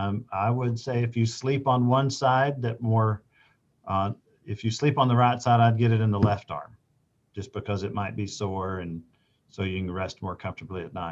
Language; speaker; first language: English; native; English